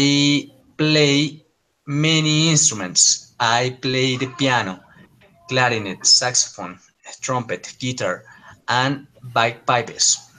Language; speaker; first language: English; non-native, learner; Spanish